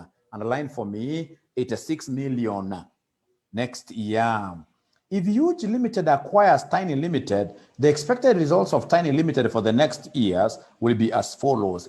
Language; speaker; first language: English; non-native, local second language; Swahili